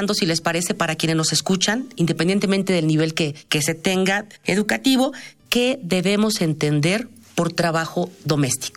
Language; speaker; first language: Spanish; native; Spanish